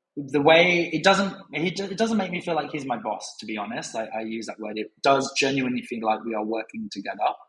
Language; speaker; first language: English; native; English